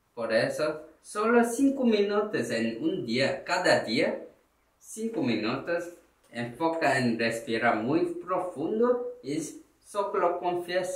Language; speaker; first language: Spanish; non-native, learner; Korean